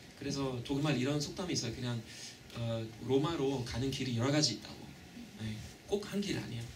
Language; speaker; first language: Korean; non-native, fluent; German